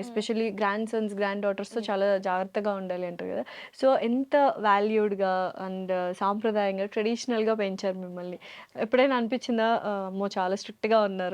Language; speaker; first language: Telugu; native; Telugu